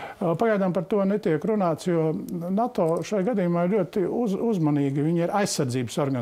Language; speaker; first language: Latvian; native; Latvian